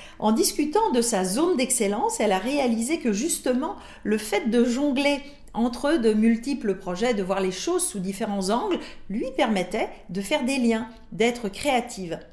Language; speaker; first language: French; native; French